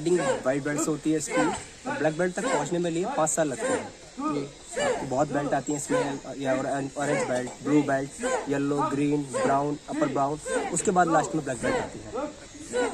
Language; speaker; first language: Hindi; native; Hindi